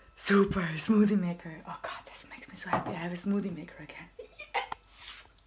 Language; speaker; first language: English; non-native, fluent; German